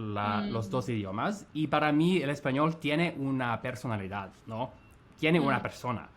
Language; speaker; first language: Spanish; non-native, fluent; English